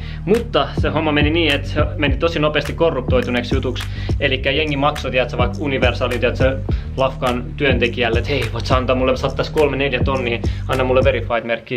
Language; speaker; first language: Finnish; native; Finnish